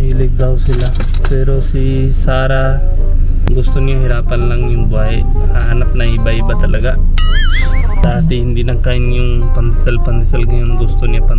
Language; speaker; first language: Filipino; non-native, learner; Hindi